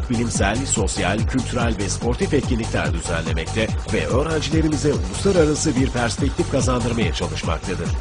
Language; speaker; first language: Turkish; native; Turkish